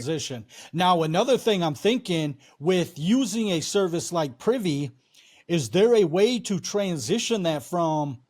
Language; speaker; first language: English; native; English